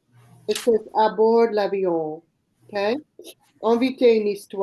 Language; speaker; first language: French; non-native, fluent; English